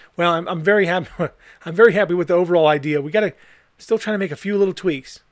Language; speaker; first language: English; native; English